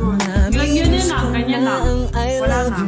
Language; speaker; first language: Filipino; non-native, learner; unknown